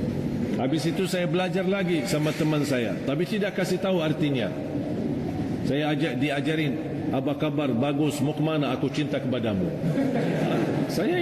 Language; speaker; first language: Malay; non-native, fluent; Arabic